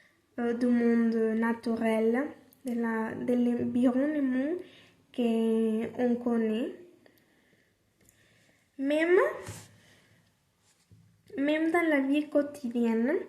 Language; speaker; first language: French; non-native, learner; Spanish